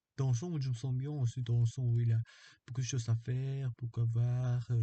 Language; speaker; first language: French; non-native, learner; Korean